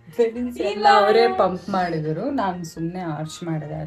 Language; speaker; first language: Kannada; non-native, learner; Telugu